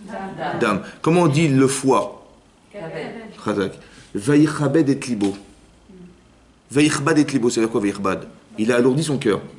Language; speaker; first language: French; native; French